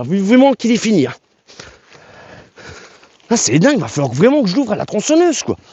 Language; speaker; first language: French; native; French